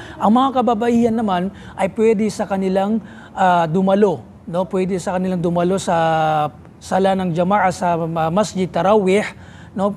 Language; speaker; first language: Filipino; non-native, local second language; Maranao